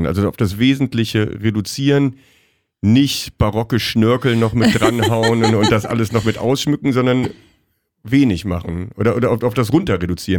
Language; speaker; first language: German; native; German